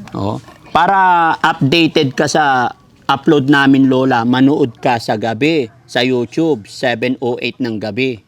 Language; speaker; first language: Filipino; native; Filipino